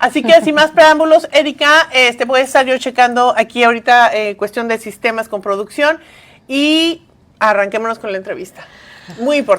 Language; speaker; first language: Spanish; native; Spanish